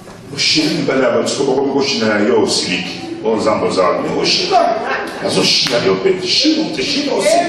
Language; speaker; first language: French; non-native, local second language; Lingala